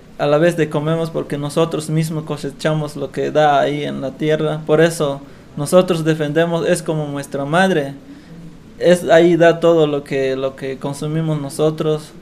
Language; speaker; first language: Spanish; non-native, local second language; Tzeltal